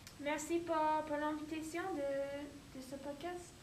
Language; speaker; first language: French; non-native, learner; English